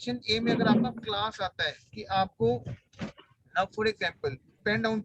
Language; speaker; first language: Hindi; native; Hindi